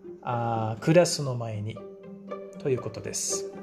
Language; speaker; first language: Japanese; non-native, fluent; Portuguese